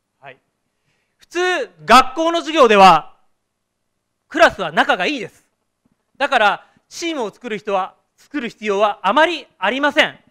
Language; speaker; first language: Japanese; native; Japanese